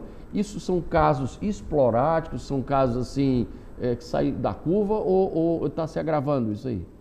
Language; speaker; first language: Portuguese; native; Portuguese